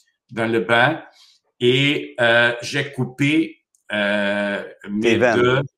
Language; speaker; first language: French; non-native, fluent; Portuguese